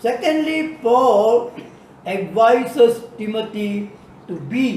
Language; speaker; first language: English; non-native, local second language; Tamil